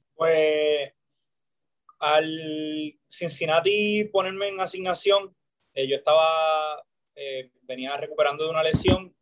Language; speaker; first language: Spanish; native; Spanish